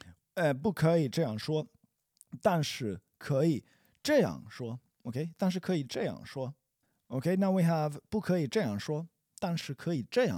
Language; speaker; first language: Chinese; non-native, learner; English